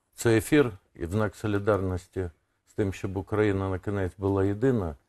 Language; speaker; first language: Ukrainian; non-native, local second language; Russian